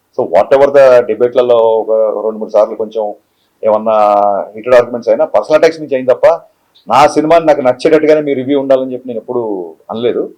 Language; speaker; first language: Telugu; native; Telugu